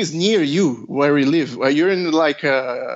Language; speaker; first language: English; non-native, fluent; Portuguese